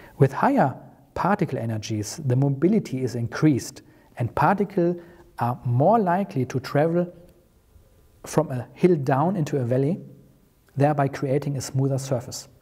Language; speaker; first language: English; non-native, fluent; German